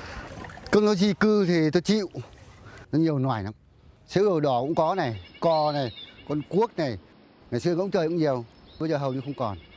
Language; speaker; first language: Vietnamese; native; Vietnamese